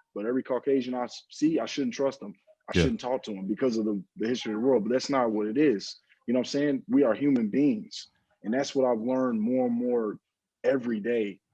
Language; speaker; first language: English; native; English